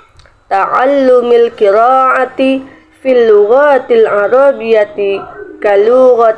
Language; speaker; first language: Arabic; non-native, learner; Indonesian